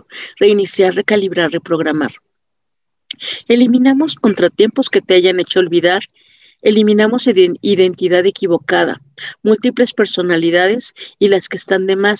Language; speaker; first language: Spanish; native; Spanish